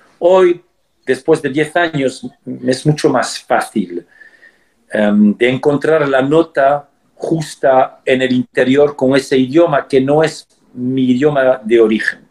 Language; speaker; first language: Spanish; early bilingual, heritage; Spanish